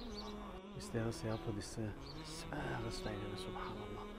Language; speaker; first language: Norwegian; early bilingual, other home language; Urdu